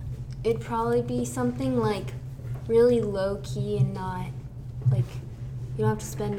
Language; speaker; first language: English; native; English